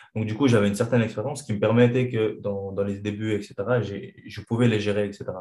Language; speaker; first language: French; non-native, fluent; Chechen